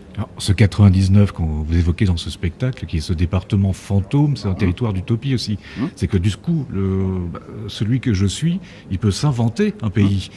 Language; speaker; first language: French; native; French